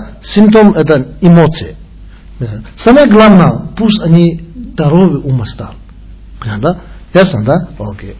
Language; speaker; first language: Russian; non-native, learner; Tibetan